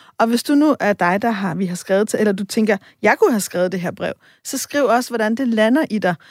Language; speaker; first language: Danish; native; Danish